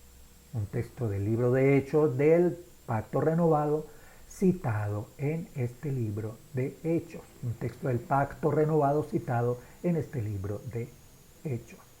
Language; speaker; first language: Spanish; native; Spanish